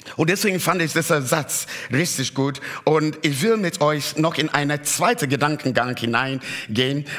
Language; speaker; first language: German; non-native, fluent; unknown